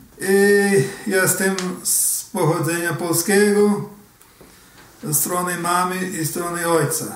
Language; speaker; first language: Polish; early bilingual, heritage; Portuguese